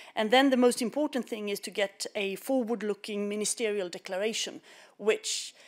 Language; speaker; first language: English; non-native, fluent; Swedish